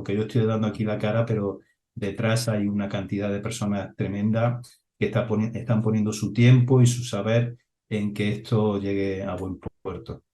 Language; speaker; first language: Spanish; native; Spanish